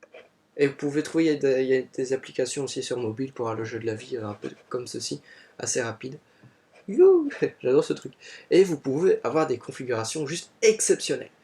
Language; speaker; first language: French; native; French